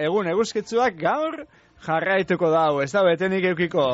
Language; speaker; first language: Basque; native; Basque